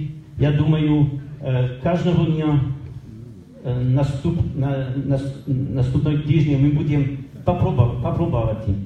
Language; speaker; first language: Ukrainian; non-native, learner; French